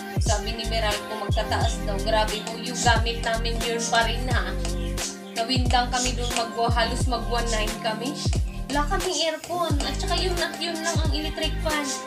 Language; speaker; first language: Filipino; non-native, local second language; Cebuano